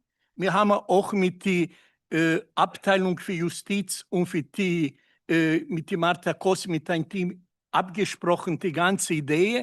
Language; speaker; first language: German; non-native, learner; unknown